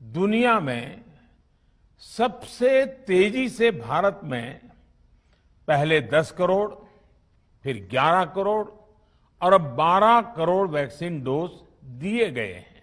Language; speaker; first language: Hindi; non-native, local second language; Gujarati